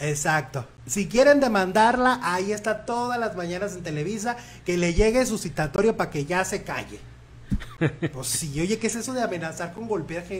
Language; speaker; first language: Spanish; native; Spanish